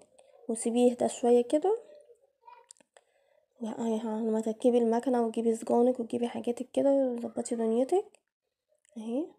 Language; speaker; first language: Arabic; native; Arabic